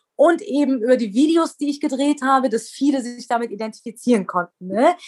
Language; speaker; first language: German; early bilingual, other home language; Persian